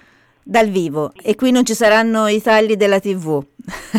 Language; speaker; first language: Italian; native; Italian